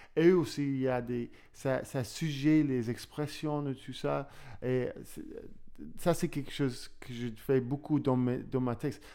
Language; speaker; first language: French; non-native, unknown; English